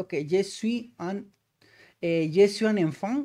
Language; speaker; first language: French; non-native, learner; Spanish